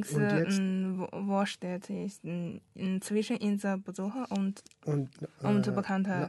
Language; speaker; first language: German; non-native, learner; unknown